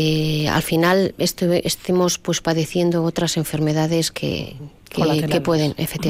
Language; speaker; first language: Spanish; native; Spanish